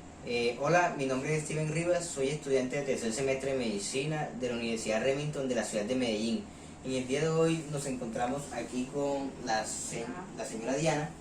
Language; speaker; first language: Spanish; native; Spanish